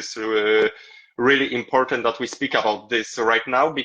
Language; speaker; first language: English; non-native, learner; Polish